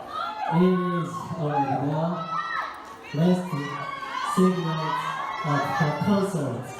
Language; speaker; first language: English; non-native, learner; Korean